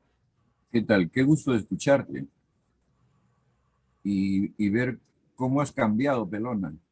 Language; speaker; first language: Spanish; native; Spanish